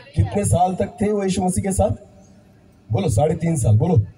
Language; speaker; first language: Hindi; non-native, local second language; Marathi